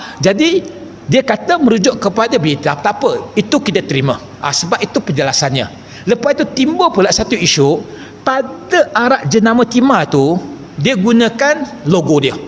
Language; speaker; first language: Malay; non-native, local second language; Chinese